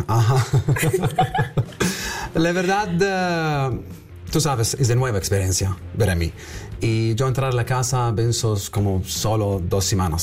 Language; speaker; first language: Spanish; non-native, learner; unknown